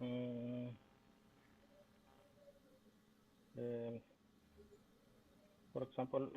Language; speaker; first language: English; non-native, learner; Spanish